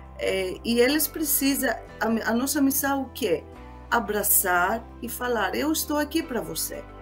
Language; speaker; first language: Portuguese; non-native, fluent; Greek